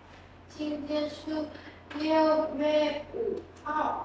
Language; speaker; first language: Chinese; non-native, learner; Vietnamese